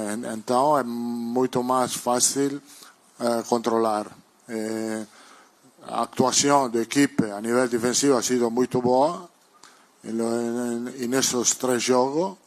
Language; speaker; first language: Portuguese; non-native, learner; Italian